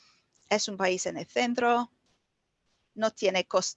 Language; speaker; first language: Spanish; non-native, fluent; English